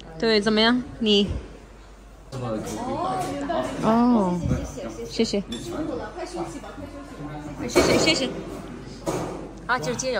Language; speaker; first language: Chinese; non-native, fluent; Urdu